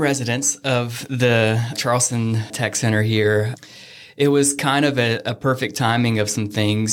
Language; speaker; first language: English; native; English